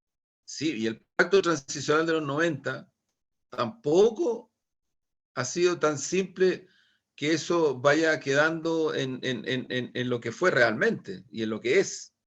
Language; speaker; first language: Spanish; native; Spanish